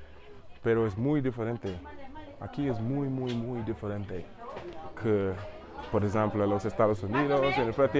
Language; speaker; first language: Spanish; non-native, learner; English